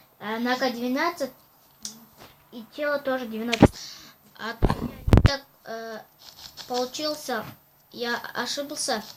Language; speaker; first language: Russian; non-native, local second language; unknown